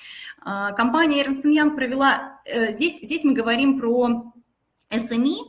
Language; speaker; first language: Russian; native; Russian